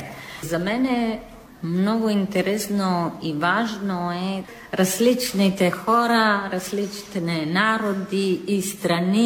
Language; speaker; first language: Bulgarian; non-native, fluent; Italian